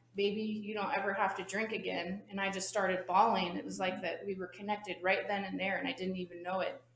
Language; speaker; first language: English; native; English